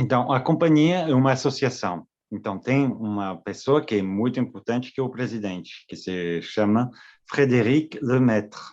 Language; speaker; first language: Portuguese; non-native, fluent; French